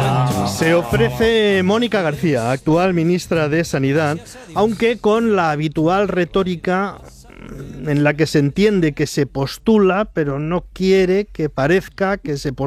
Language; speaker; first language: Spanish; native; Spanish